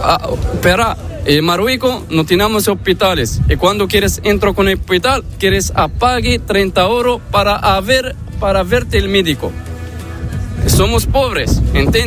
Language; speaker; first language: Spanish; non-native, learner; Arabic